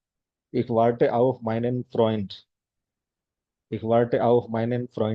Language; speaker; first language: German; non-native, fluent; Hindi